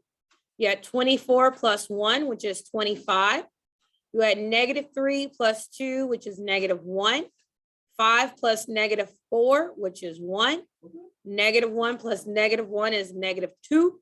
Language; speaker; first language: English; native; English